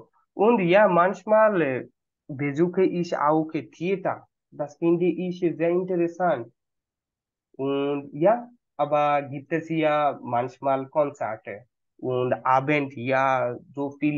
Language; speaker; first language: German; non-native, fluent; Bangla